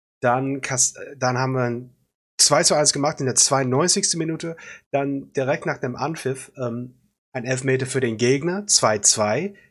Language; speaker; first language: German; non-native, fluent; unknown